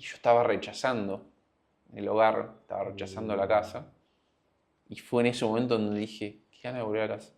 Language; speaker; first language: Spanish; native; Spanish